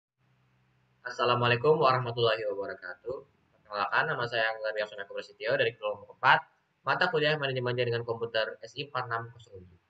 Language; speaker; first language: Indonesian; native; Indonesian